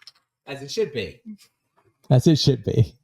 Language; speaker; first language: English; native; English